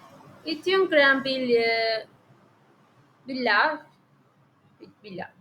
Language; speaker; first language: French; non-native, learner; Spanish